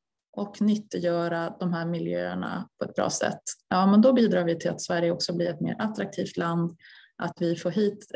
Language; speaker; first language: Swedish; native; Swedish